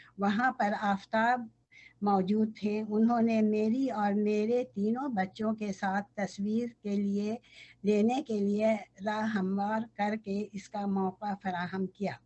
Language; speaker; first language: Urdu; native; Urdu